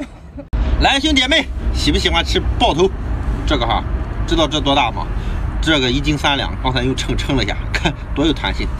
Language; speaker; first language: Chinese; native; Chinese